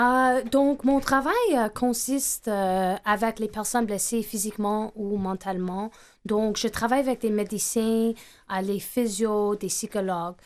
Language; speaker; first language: French; non-native, fluent; English